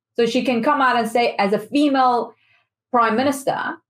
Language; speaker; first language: English; non-native, fluent; Persian